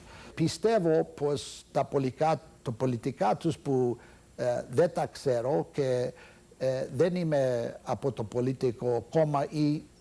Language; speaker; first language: Greek; early bilingual, heritage; Greek